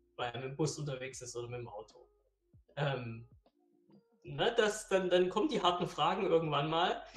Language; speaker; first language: German; native; German